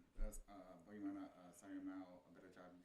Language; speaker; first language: Indonesian; non-native, learner; English